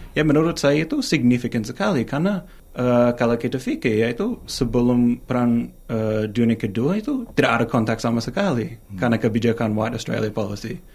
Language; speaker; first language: Indonesian; non-native, fluent; English